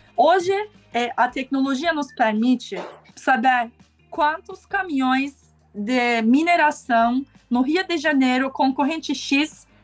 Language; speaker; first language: Portuguese; non-native, fluent; Turkish